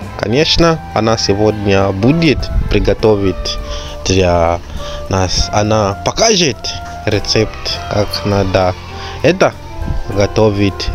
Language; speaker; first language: Russian; non-native, learner; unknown